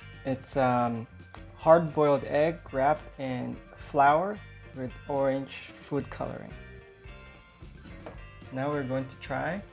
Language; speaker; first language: English; non-native, local second language; Filipino